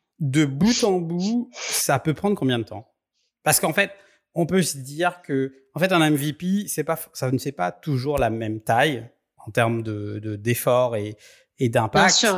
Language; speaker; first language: French; native; French